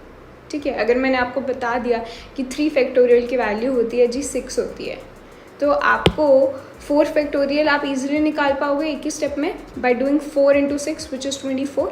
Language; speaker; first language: Hindi; native; Hindi